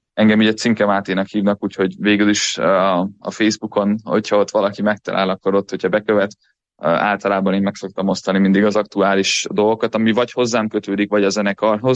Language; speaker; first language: Hungarian; native; Hungarian